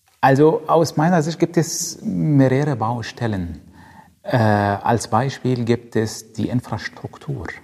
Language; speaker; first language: German; non-native, fluent; Arabic